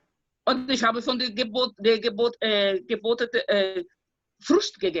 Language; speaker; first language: German; non-native, fluent; Portuguese